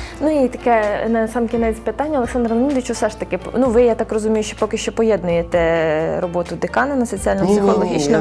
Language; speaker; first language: Ukrainian; native; Ukrainian